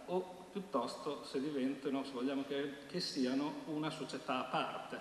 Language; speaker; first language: Italian; native; Italian